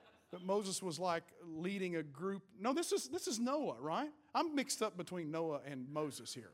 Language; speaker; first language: English; native; English